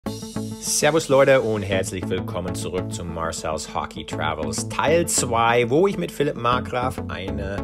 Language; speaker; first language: German; non-native, fluent; English